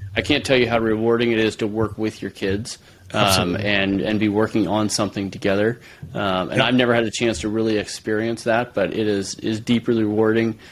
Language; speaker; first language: English; native; English